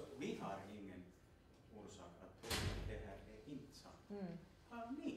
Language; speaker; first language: Swedish; non-native, local second language; Finnish